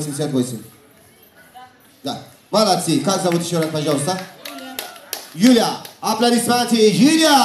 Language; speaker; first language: Russian; non-native, learner; Turkish